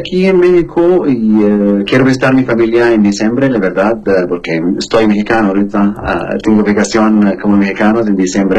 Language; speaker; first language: Spanish; non-native, learner; Arabic